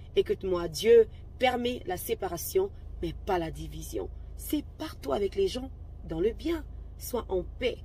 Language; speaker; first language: French; non-native, local second language; Lingala